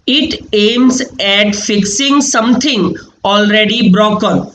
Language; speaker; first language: English; non-native, local second language; Gujarati